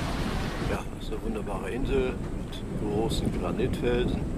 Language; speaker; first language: German; native; German